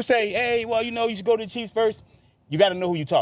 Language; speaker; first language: English; native; English